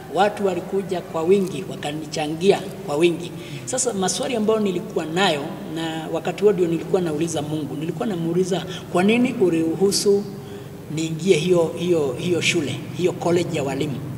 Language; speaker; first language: Swahili; non-native, local second language; Kikuyu